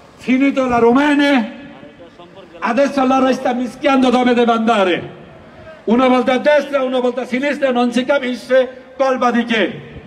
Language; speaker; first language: Italian; non-native, learner; Bangla